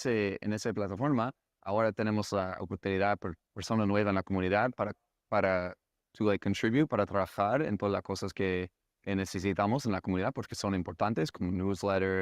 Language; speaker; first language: Spanish; non-native, fluent; English